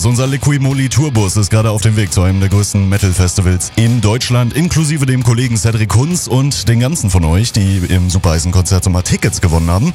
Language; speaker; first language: German; native; German